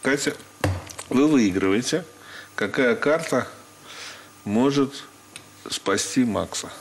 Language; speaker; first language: Russian; native; Russian